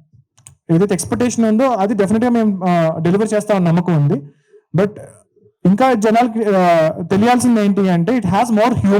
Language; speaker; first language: Telugu; native; Telugu